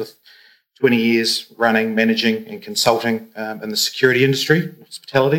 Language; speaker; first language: English; native; English